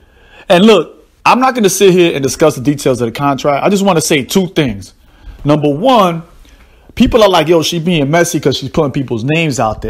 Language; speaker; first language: English; native; English